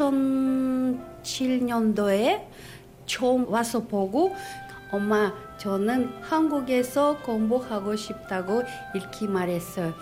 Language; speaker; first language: Korean; non-native, learner; Russian